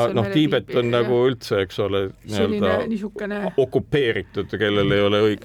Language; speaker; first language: Estonian; native; Estonian